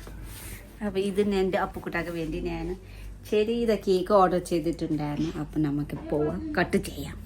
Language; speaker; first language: Malayalam; non-native, learner; Nepali